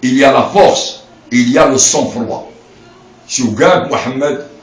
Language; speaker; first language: French; non-native, local second language; Arabic